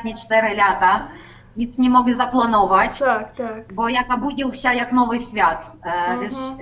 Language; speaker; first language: Polish; non-native, learner; Ukrainian